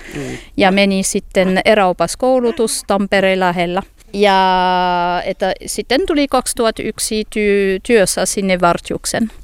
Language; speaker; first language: Finnish; non-native, learner; French